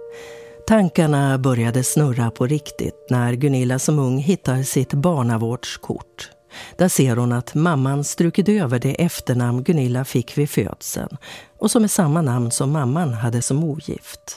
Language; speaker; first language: Swedish; native; Swedish